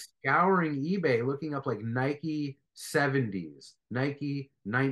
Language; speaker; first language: English; native; English